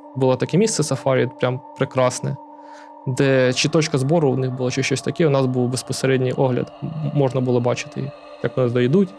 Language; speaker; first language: Ukrainian; native; Ukrainian